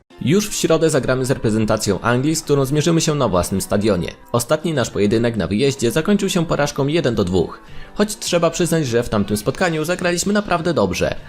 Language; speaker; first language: Polish; native; Polish